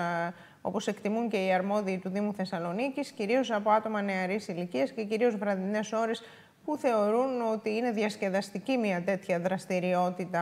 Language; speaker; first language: Greek; native; Greek